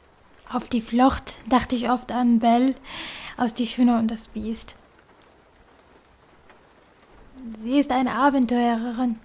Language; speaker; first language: German; non-native, fluent; Kurdish